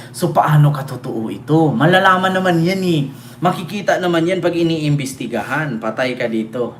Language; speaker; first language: Filipino; non-native, local second language; Cebuano